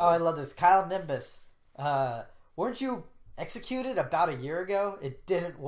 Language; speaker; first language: English; native; English